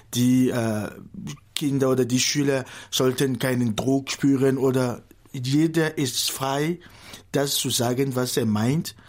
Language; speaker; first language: German; non-native, fluent; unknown